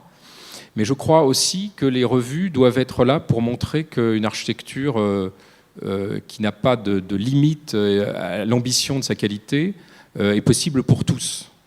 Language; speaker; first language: French; native; French